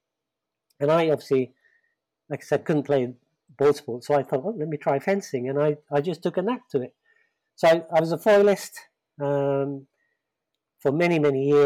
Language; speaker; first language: English; native; English